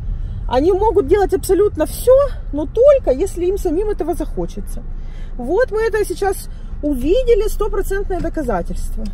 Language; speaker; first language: Russian; native; Russian